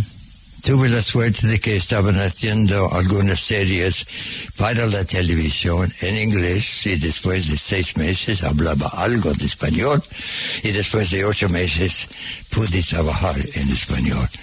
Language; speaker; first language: Spanish; non-native, fluent; English